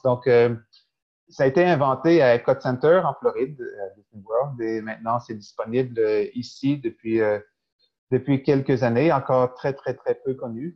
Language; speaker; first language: French; native; French